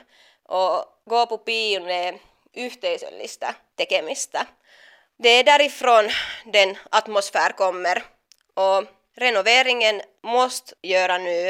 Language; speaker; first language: Swedish; non-native, local second language; Finnish